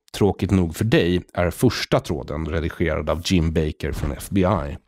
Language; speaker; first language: Swedish; native; Swedish